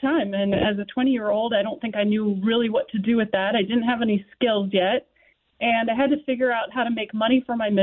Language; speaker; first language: English; native; English